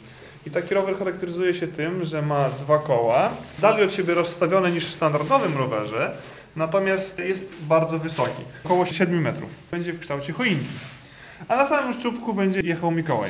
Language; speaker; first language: Polish; native; Polish